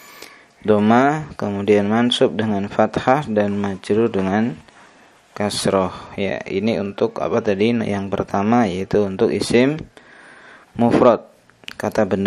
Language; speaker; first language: Indonesian; native; Indonesian